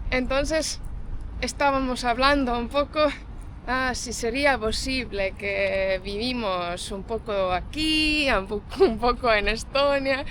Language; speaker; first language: Spanish; non-native, fluent; Estonian